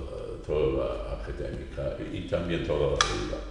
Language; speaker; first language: Spanish; non-native, fluent; English